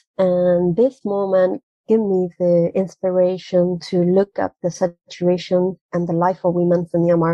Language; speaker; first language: English; non-native, fluent; Burmese